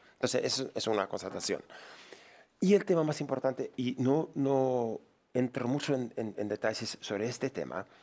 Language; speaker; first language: Spanish; non-native, fluent; English